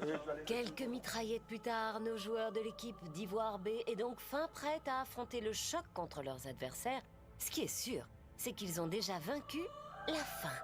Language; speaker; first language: French; native; French